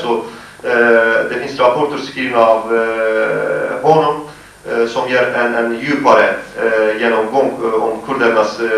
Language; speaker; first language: Swedish; non-native, fluent; Kurdish